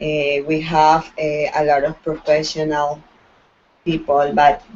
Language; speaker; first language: English; non-native, learner; Spanish